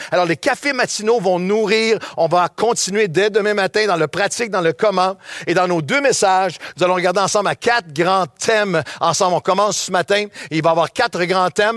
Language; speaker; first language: French; native; French